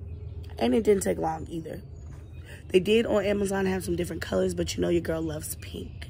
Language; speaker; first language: English; native; English